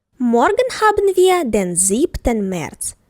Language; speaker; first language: German; non-native, fluent; Ukrainian